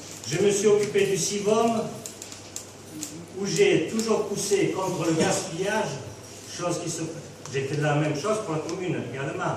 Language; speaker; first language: French; native; French